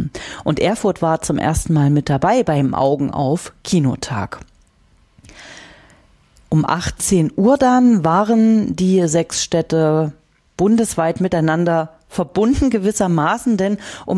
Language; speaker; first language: German; native; German